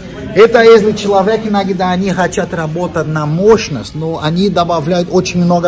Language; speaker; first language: Russian; non-native, fluent; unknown